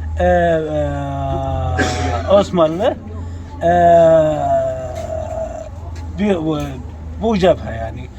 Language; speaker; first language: Turkish; non-native, learner; Arabic